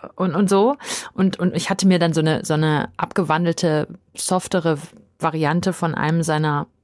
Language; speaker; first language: German; native; German